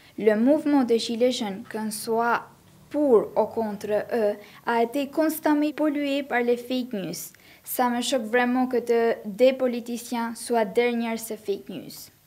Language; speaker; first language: French; non-native, fluent; Albanian